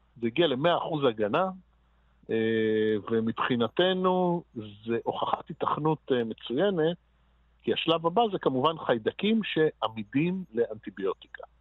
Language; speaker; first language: Hebrew; native; Hebrew